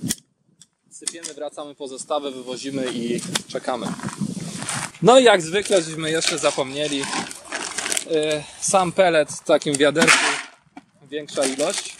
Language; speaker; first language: Polish; native; Polish